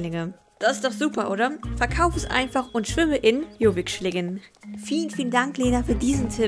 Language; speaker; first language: German; native; German